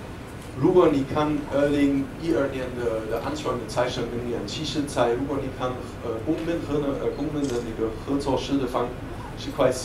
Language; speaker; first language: Chinese; non-native, fluent; German